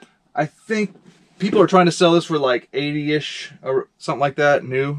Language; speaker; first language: English; native; English